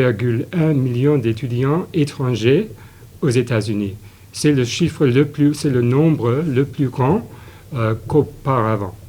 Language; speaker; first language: French; non-native, fluent; English